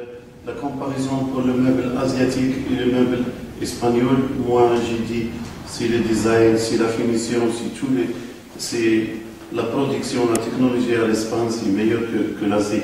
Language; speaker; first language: French; non-native, local second language; Arabic